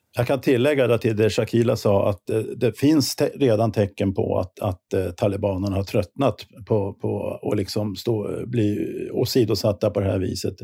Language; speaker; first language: Swedish; native; Swedish